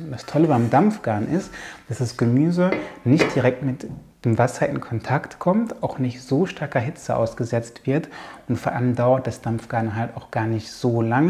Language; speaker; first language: German; native; German